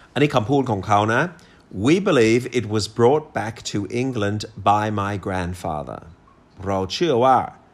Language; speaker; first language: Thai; non-native, fluent; English